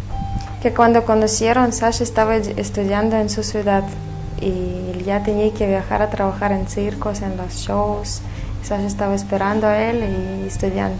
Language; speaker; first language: Spanish; non-native, fluent; Russian